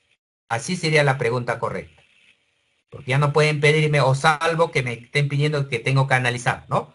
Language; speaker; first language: Spanish; native; Spanish